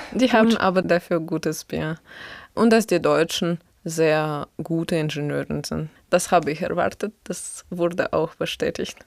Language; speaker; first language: German; non-native, fluent; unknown